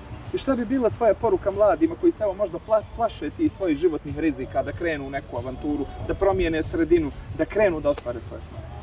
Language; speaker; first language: Serbian; native; Serbian